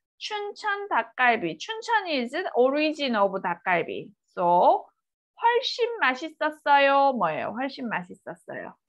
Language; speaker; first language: Korean; native; Korean